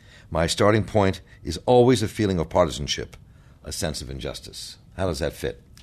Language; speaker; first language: English; native; English